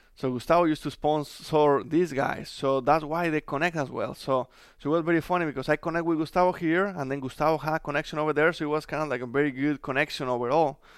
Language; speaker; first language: English; non-native, fluent; Spanish